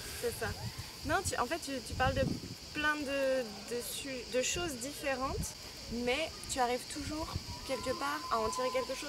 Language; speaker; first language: French; native; French